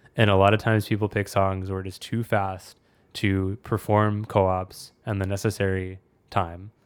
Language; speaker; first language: English; native; English